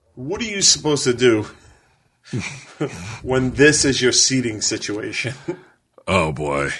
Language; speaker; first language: English; native; English